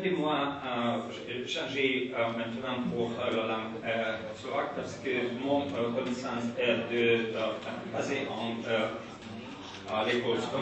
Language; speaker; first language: French; non-native, learner; Slovak